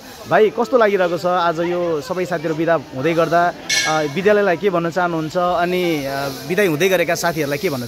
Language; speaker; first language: Nepali; native; Nepali